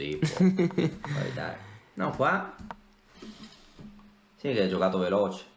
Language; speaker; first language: Italian; native; Italian